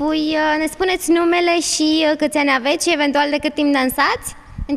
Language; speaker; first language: Romanian; native; Romanian